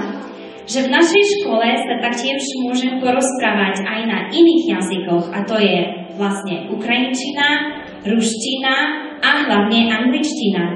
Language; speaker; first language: Slovak; early bilingual, heritage; Slovak